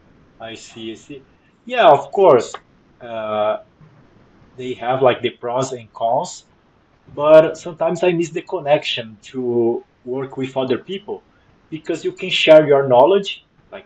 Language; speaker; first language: English; non-native, fluent; Portuguese